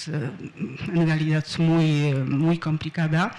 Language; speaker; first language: Spanish; non-native, fluent; Polish